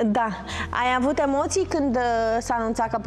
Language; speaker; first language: Romanian; native; Romanian